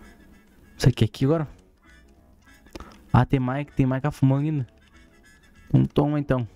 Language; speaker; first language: Portuguese; native; Portuguese